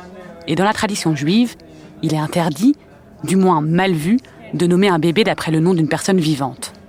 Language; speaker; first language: French; native; French